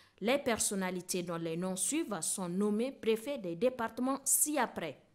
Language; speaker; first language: French; non-native, local second language; Hausa